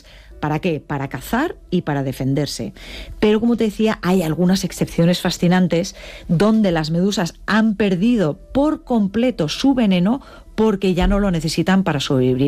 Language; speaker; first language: Spanish; native; Spanish